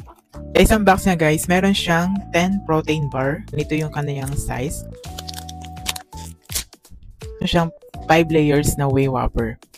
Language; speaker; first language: Filipino; native; Filipino